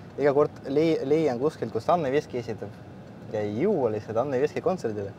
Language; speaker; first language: Estonian; non-native, local second language; Russian